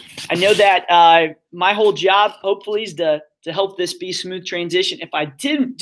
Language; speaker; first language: English; native; English